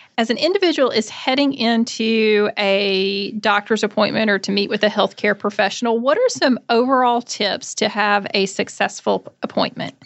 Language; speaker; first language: English; native; English